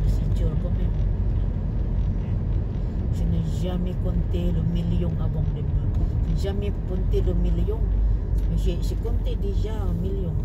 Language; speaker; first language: French; non-native, fluent; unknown